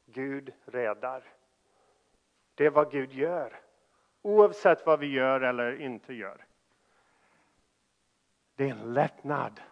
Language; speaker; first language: Swedish; non-native, fluent; English